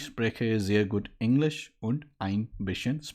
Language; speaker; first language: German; non-native, learner; Maithili